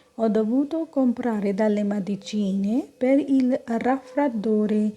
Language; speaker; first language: Italian; non-native, fluent; Punjabi